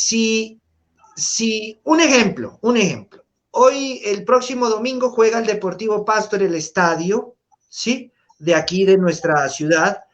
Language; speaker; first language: Spanish; native; Spanish